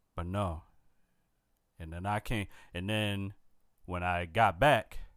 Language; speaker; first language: English; native; English